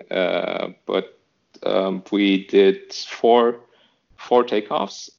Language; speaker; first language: English; non-native, fluent; Turkish